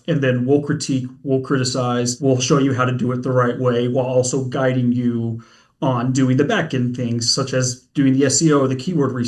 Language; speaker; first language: English; native; English